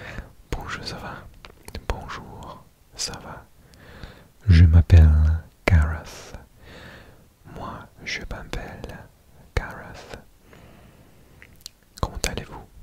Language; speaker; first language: French; non-native, learner; English